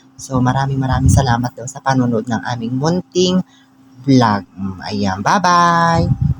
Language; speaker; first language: Filipino; non-native, local second language; Iloko